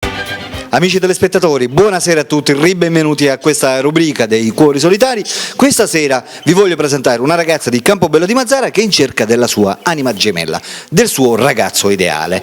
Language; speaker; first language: Italian; native; Italian